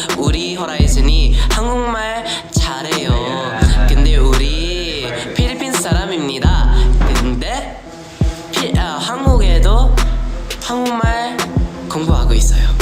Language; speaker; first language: Korean; non-native, learner; Filipino